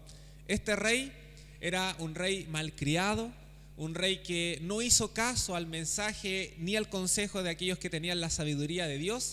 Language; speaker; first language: Spanish; native; Spanish